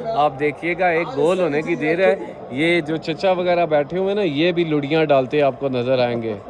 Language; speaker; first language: Urdu; non-native, local second language; Punjabi